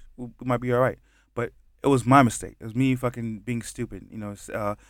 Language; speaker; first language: English; early bilingual, other home language; Haitian Creole